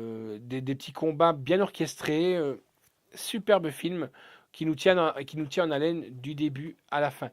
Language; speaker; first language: French; native; French